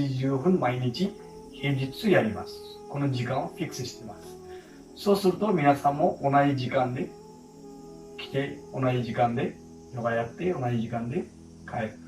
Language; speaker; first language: Japanese; non-native, fluent; Hindi